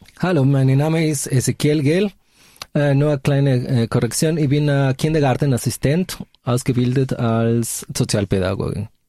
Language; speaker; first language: German; non-native, fluent; Spanish